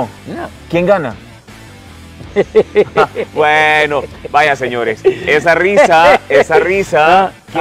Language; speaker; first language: Spanish; native; Spanish